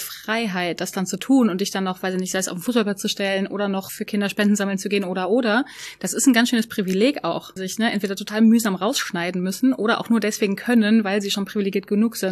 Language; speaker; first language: German; native; German